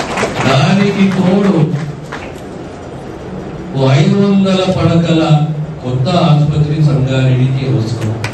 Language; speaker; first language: Telugu; native; Telugu